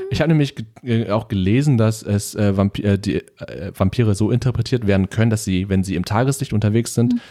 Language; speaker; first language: German; early bilingual, other home language; Vietnamese